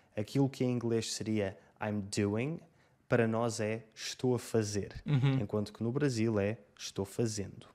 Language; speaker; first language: Portuguese; native; Portuguese